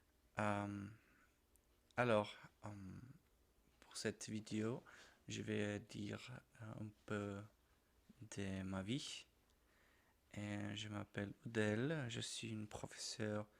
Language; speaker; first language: French; non-native, learner; Spanish